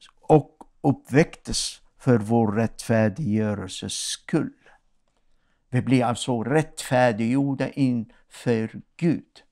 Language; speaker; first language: Swedish; non-native, fluent; Arabic